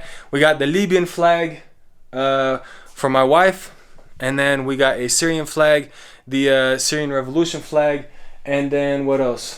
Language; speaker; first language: English; native; English